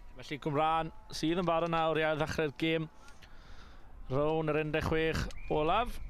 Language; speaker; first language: Welsh; native; Welsh